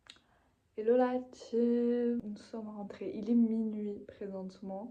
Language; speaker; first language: French; native; French